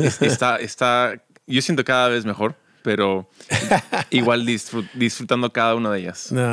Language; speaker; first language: Spanish; early bilingual, other home language; English